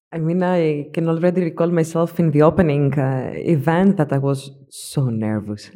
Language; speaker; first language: English; non-native, fluent; Greek